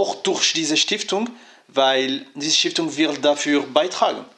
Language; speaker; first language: German; non-native, fluent; French